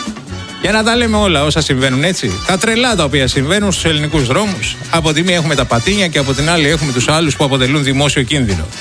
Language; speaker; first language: Greek; native; Greek